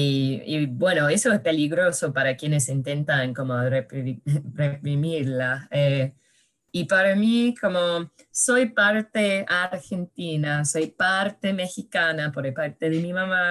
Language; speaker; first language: Spanish; early bilingual, heritage; English